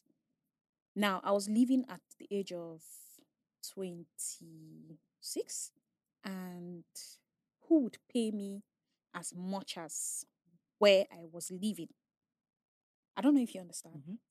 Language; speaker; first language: English; non-native, local second language; Igbo